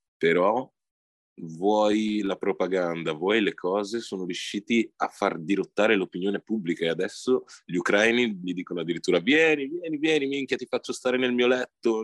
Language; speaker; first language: Italian; early bilingual, other home language; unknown